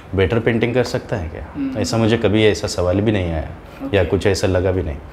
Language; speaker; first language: Hindi; non-native, local second language; Marathi